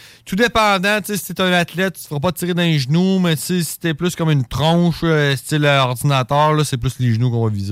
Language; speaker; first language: French; native; French